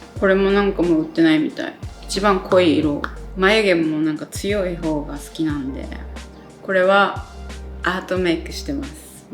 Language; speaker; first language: Japanese; native; Japanese